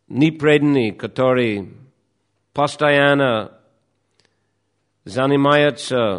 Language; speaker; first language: Russian; non-native, fluent; English